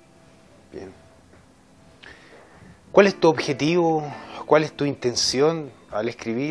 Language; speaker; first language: Spanish; native; Spanish